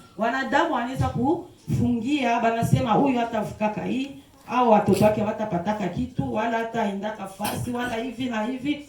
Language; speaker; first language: Swahili; native; Swahili